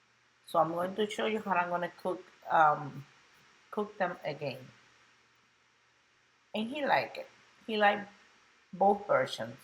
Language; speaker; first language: English; non-native, local second language; Spanish